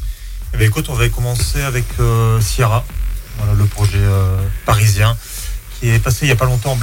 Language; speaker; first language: French; native; French